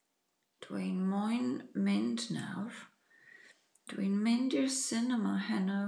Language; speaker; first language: Welsh; non-native, learner; English